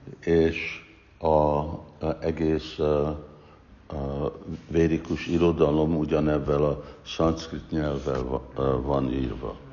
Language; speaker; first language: Hungarian; non-native, fluent; English